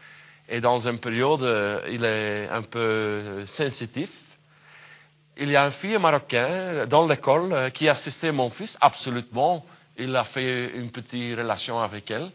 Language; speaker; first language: French; non-native, learner; Dutch